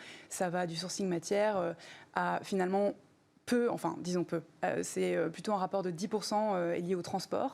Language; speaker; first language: French; native; French